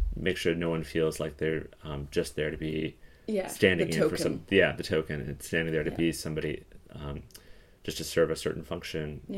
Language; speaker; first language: English; native; English